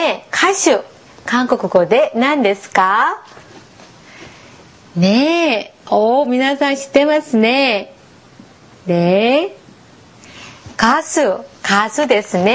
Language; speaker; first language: Japanese; non-native, fluent; Korean